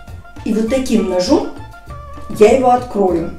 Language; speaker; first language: Russian; native; Russian